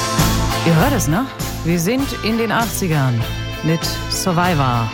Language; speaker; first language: German; native; German